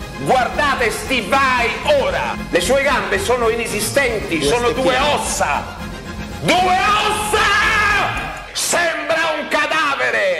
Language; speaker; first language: Italian; native; Italian